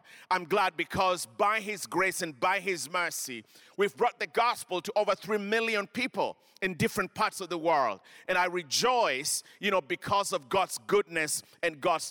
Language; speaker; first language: English; non-native, local second language; Luyia